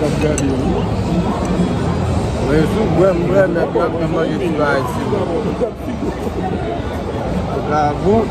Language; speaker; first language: French; non-native, learner; Haitian Creole